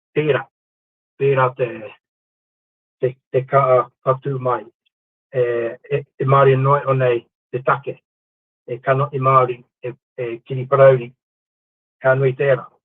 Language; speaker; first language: Māori; non-native, local second language; English